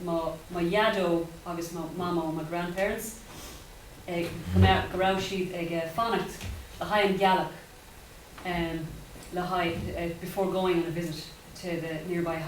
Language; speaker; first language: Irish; non-native, local second language; English